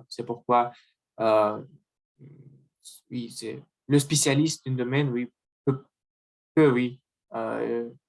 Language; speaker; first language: French; non-native, learner; Russian